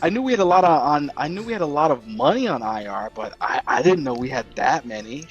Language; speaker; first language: English; native; English